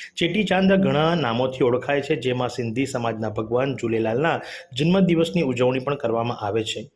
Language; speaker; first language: Gujarati; native; Gujarati